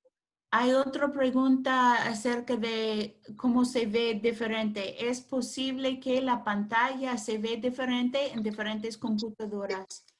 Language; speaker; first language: Spanish; non-native, fluent; English